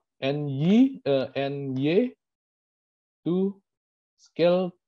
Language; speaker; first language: English; non-native, learner; Indonesian